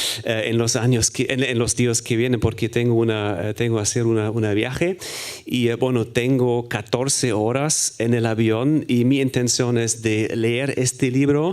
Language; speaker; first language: Spanish; non-native, fluent; German